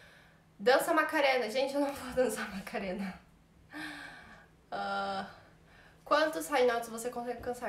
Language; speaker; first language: Portuguese; native; Portuguese